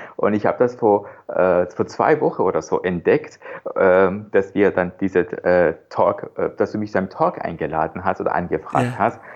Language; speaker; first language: German; non-native, fluent; Persian